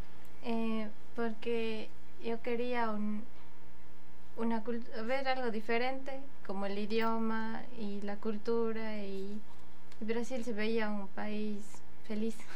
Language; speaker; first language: Portuguese; non-native, learner; Spanish